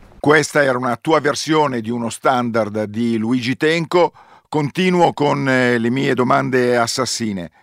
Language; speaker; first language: Italian; native; Italian